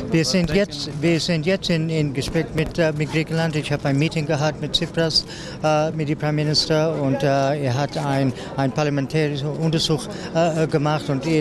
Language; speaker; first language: German; non-native, learner; Dutch